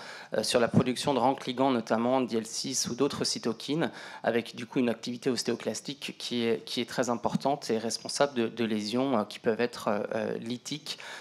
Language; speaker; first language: French; native; French